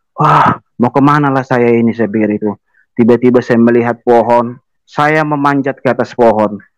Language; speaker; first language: Indonesian; native; Indonesian